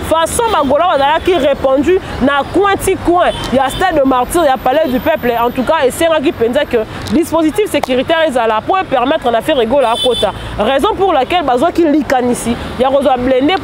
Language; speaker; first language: French; non-native, local second language; Lingala